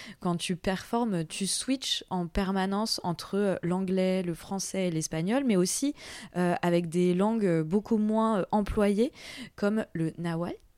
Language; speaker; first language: French; native; French